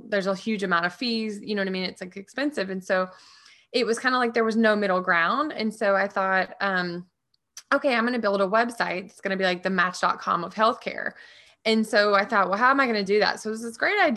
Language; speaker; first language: English; native; English